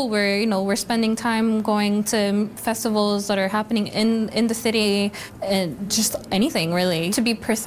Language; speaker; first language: English; native; English